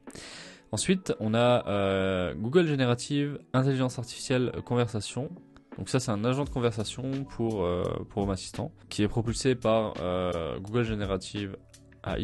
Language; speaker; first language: French; native; French